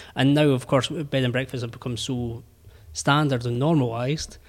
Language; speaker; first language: English; native; English